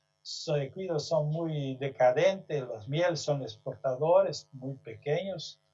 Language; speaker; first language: Spanish; non-native, fluent; Portuguese